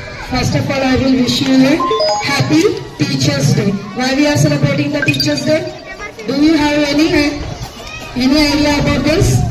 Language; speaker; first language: English; non-native, local second language; Telugu